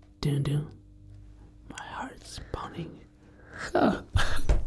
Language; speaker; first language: English; non-native, fluent; Portuguese